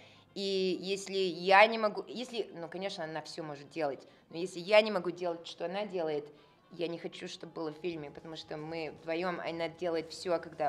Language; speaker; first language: Russian; non-native, learner; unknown